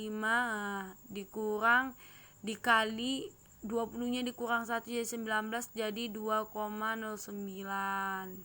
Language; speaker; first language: Indonesian; native; Indonesian